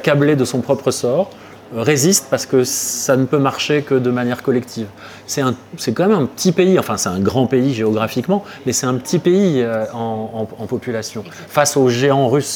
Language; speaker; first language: French; native; French